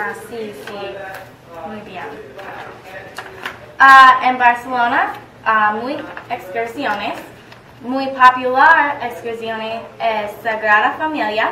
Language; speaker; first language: Spanish; non-native, learner; English